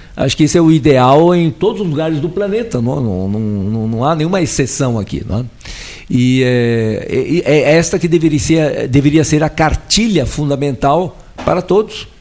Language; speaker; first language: Portuguese; early bilingual, other home language; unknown